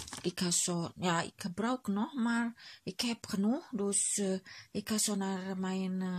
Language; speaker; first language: Dutch; non-native, learner; Indonesian